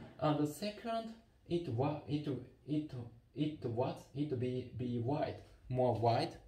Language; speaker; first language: English; non-native, learner; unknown